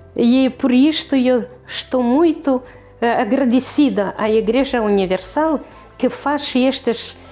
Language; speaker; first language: Portuguese; non-native, fluent; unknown